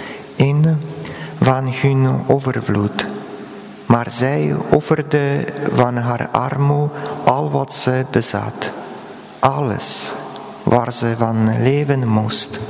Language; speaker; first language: Dutch; non-native, fluent; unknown